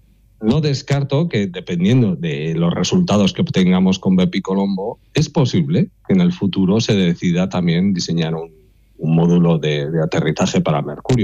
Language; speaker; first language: Spanish; native; Spanish